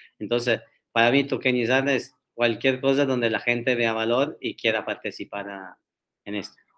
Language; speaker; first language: Spanish; non-native, fluent; Italian